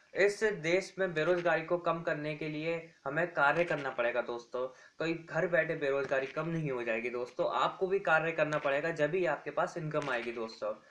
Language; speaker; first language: Hindi; native; Hindi